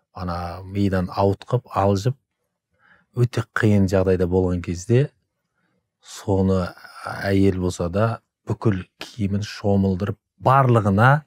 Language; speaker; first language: Kazakh; native; Kazakh